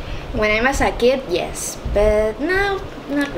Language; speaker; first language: English; non-native, fluent; Spanish